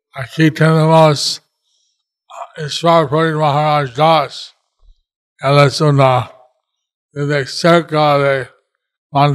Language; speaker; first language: Spanish; non-native, learner; English